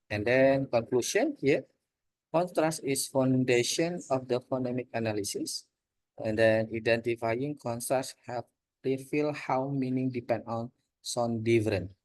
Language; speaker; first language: English; non-native, learner; Indonesian